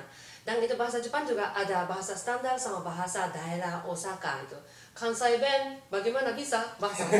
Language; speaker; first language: Indonesian; non-native, fluent; Japanese